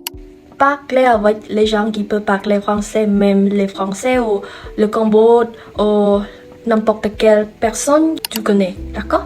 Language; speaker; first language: French; non-native, learner; Khmer